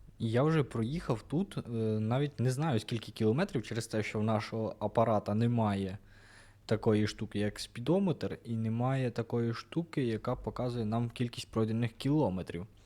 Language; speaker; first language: Ukrainian; non-native, local second language; Russian